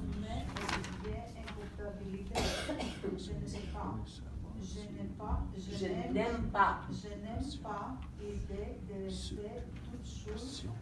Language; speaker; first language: French; non-native, learner; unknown